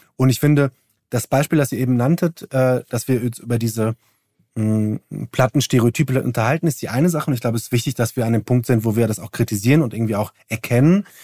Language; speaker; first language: German; early bilingual, other home language; Turkish